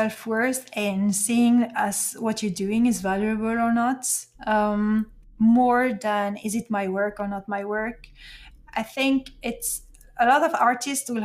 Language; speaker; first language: English; non-native, fluent; French